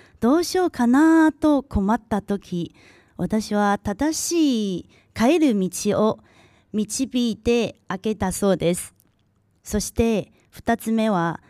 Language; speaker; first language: Japanese; non-native, local second language; Chinese